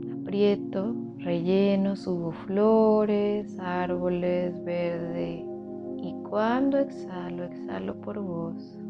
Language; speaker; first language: Spanish; native; Spanish